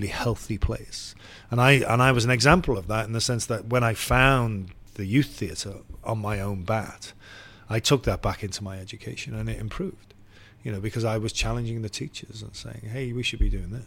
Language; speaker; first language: English; native; English